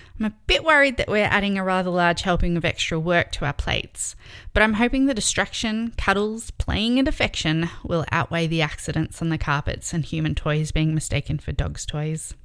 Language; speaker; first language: English; native; English